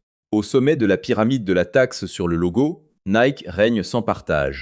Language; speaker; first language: French; native; French